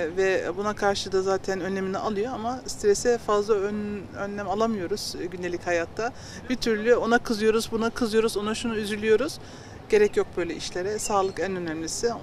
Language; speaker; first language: Turkish; early bilingual, heritage; Turkish